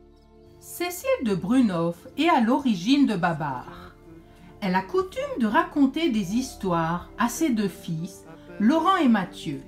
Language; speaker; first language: French; native; French